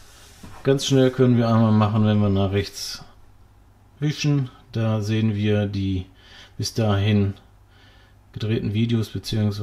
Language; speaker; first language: German; native; German